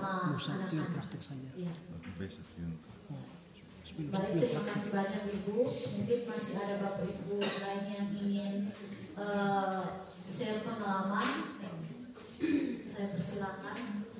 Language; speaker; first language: Indonesian; native; Indonesian